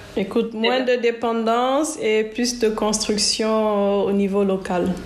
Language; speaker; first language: French; non-native, local second language; Wolof